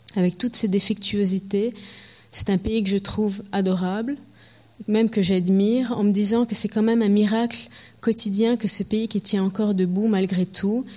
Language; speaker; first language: French; early bilingual, heritage; French